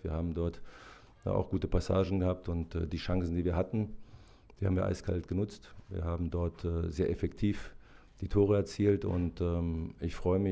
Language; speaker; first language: German; native; German